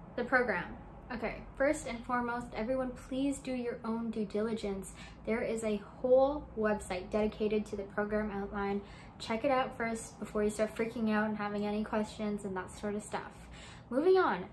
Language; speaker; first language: English; native; English